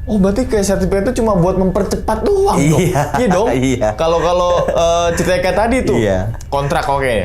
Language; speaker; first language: Indonesian; native; Indonesian